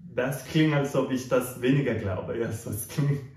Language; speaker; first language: German; non-native, fluent; Spanish